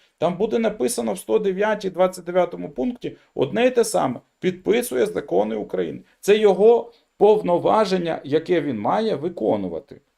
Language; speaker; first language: Ukrainian; non-native, local second language; Russian